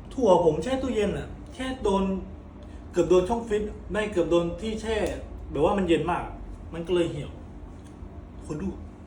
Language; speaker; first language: Thai; non-native, local second language; Northern Khmer